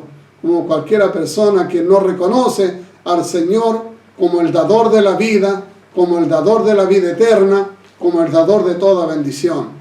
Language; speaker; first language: Spanish; native; Spanish